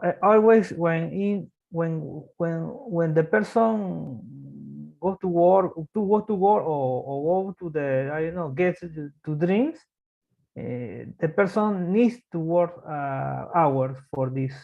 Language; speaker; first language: English; non-native, learner; Spanish